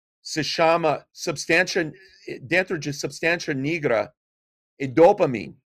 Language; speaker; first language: Portuguese; non-native, learner; English